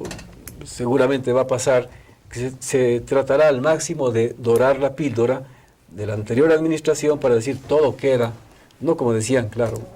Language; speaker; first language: Spanish; native; Spanish